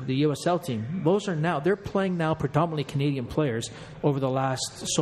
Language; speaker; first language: English; native; English